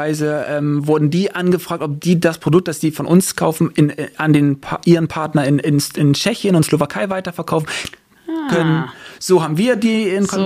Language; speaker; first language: German; native; German